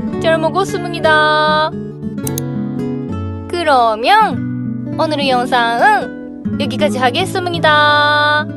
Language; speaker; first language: Korean; non-native, learner; Japanese